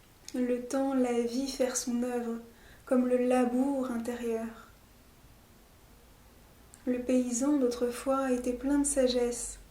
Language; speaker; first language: French; native; French